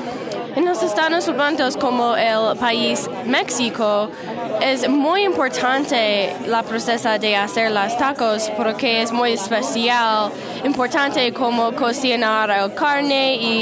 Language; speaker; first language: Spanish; non-native, learner; English